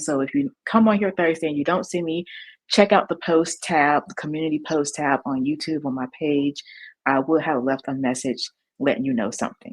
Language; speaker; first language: English; native; English